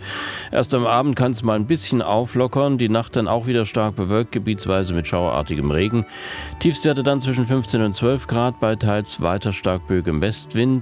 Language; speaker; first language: German; native; German